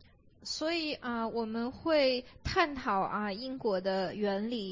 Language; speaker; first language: Chinese; native; Chinese